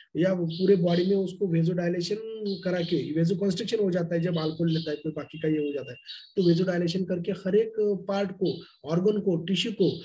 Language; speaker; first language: Hindi; non-native, local second language; Marathi